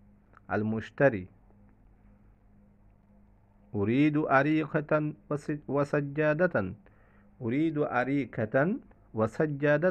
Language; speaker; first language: Arabic; non-native, fluent; Bangla